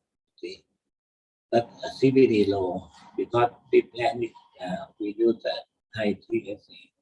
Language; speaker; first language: English; non-native, learner; Thai